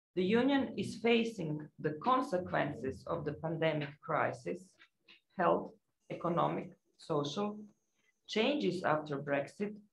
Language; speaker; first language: English; non-native, fluent; Croatian